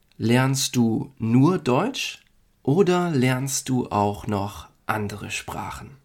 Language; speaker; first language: German; native; German